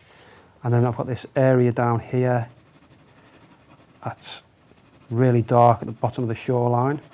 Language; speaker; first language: English; native; English